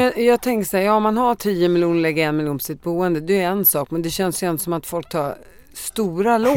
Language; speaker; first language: Swedish; native; Swedish